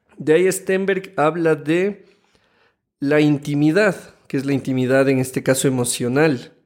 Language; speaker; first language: Spanish; native; Spanish